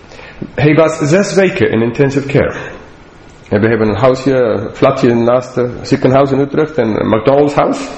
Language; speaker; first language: Dutch; non-native, fluent; English